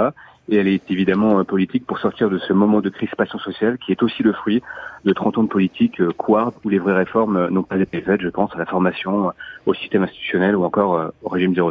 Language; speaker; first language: French; native; French